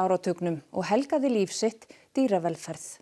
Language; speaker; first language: Icelandic; native; Icelandic